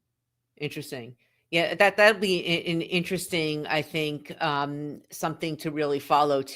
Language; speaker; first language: English; native; English